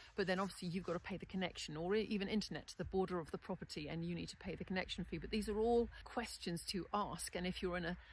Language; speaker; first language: English; native; English